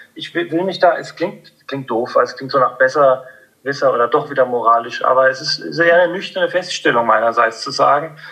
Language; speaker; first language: German; native; German